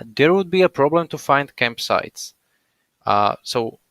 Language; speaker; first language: English; non-native, fluent; Slovak